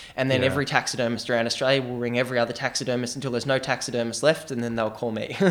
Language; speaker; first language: English; native; English